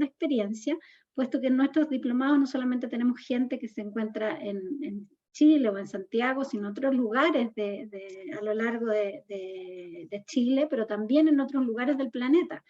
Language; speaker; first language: Spanish; native; Spanish